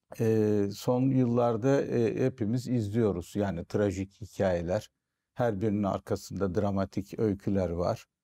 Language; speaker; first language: Turkish; native; Turkish